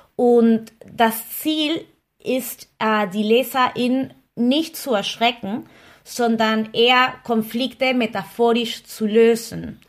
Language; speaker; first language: German; non-native, fluent; Spanish